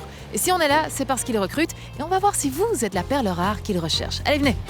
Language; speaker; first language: French; native; French